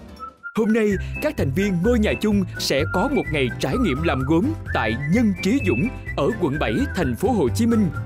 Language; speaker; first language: Vietnamese; native; Vietnamese